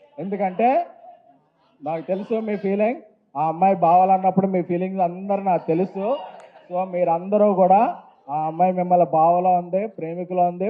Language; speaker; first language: Telugu; native; Telugu